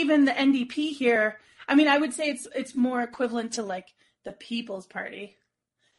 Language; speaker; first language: English; native; English